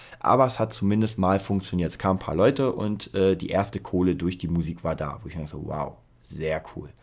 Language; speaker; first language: German; early bilingual, other home language; Polish